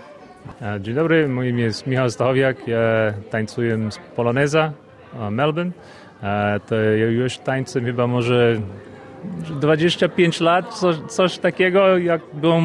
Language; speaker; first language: Polish; early bilingual, heritage; Polish